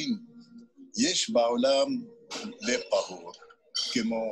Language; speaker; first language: Hebrew; non-native, fluent; Arabic